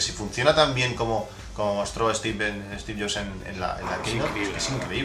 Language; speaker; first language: Spanish; native; Spanish